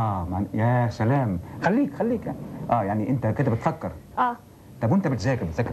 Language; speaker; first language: Arabic; native; Arabic